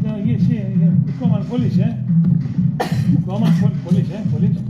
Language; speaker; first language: English; non-native, learner; Indonesian